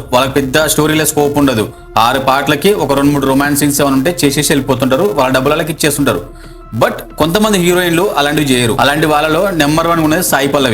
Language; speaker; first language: Telugu; native; Telugu